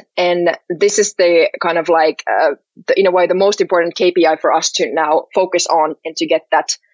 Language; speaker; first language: English; non-native, fluent; Finnish